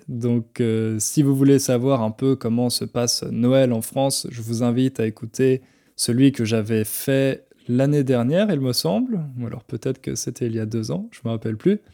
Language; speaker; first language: French; native; French